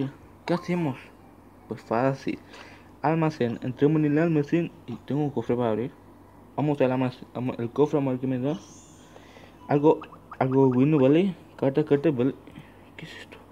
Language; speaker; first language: Spanish; native; Spanish